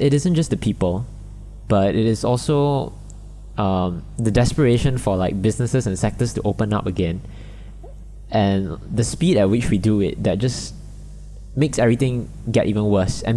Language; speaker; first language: English; non-native, local second language; Chinese